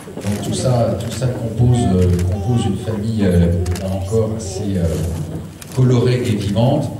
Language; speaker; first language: French; early bilingual, other home language; Swiss German